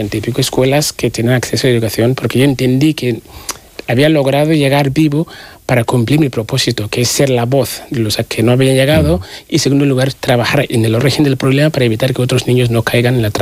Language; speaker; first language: Spanish; non-native, fluent; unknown